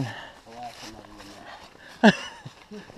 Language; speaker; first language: English; native; English